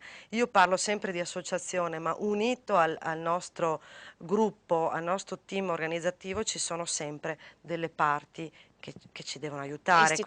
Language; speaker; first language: Italian; native; Italian